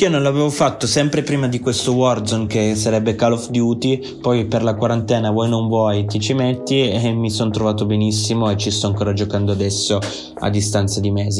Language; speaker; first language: Italian; native; Italian